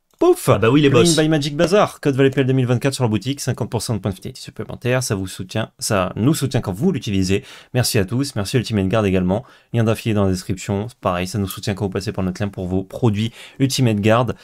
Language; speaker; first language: French; native; French